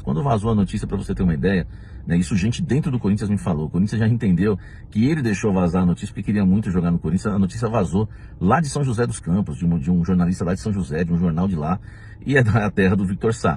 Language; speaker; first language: Portuguese; native; Portuguese